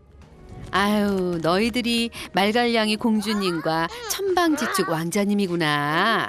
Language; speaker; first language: Korean; native; Korean